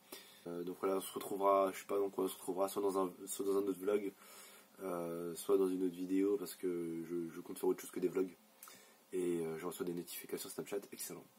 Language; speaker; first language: French; native; French